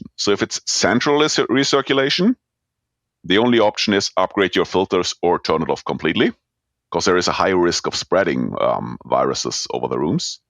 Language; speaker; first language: English; non-native, fluent; German